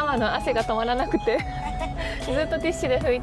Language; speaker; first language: Japanese; native; Japanese